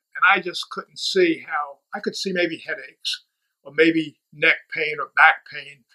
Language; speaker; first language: English; native; English